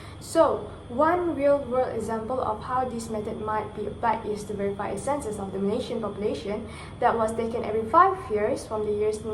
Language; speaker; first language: English; non-native, local second language; Malay